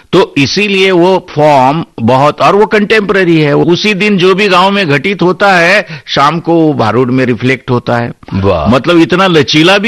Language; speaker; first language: Hindi; non-native, local second language; Marathi